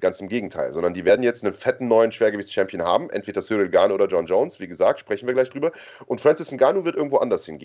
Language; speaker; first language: German; native; German